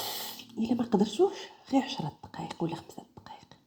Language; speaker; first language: Arabic; native; Arabic